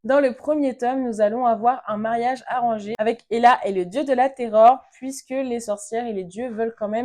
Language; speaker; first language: French; native; French